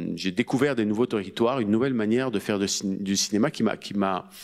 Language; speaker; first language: French; native; French